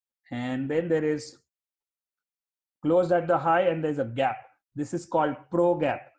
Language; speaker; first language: English; non-native, local second language; Hindi